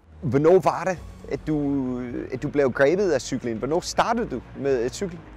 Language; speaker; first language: Danish; non-native, fluent; English